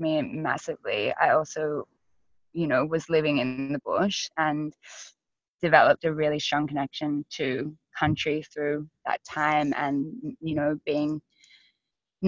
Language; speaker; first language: English; native; English